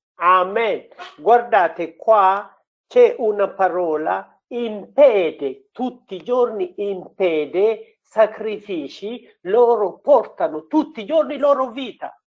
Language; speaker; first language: Italian; non-native, learner; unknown